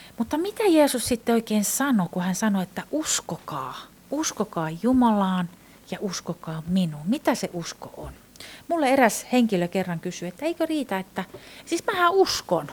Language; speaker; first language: Finnish; non-native, fluent; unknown